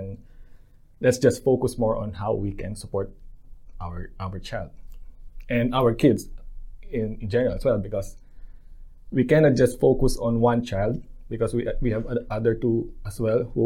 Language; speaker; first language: English; non-native, local second language; Filipino